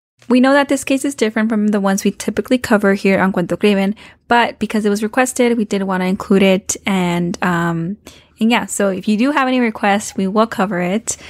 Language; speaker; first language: English; early bilingual, other home language; Spanish